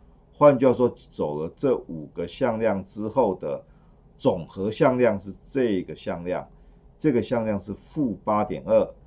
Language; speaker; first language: Chinese; native; Chinese